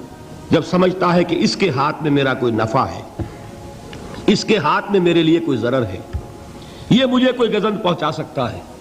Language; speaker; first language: Urdu; native; Urdu